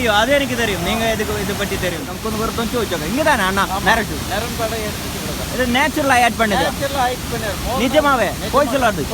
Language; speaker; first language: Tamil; non-native, learner; Malayalam